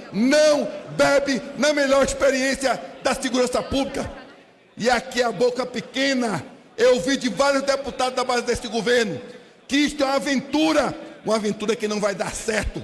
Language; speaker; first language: Portuguese; native; Portuguese